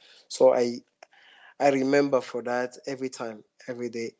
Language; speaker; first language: English; non-native, fluent; French